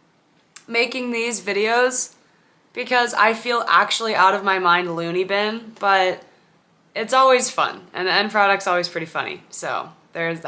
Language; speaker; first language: English; native; English